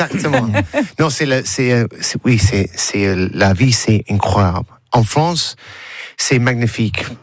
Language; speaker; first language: French; non-native, learner; English